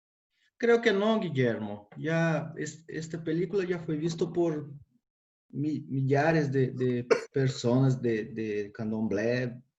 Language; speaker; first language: Spanish; non-native, fluent; Portuguese